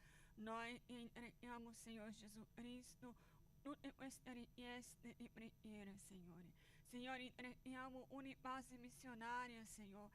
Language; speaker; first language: Italian; non-native, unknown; Portuguese